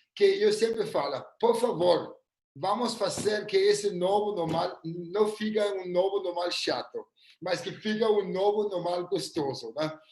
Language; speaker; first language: Portuguese; non-native, fluent; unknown